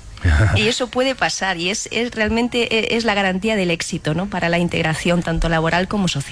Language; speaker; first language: Spanish; native; Spanish